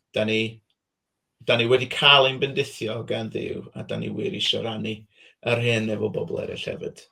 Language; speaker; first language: Welsh; non-native, fluent; English